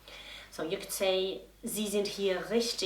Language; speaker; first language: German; non-native, fluent; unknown